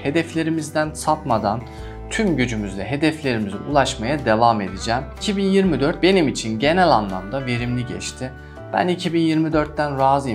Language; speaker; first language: Turkish; native; Turkish